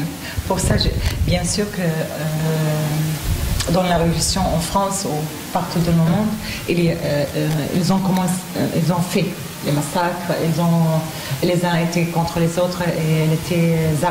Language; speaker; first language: French; non-native, learner; Arabic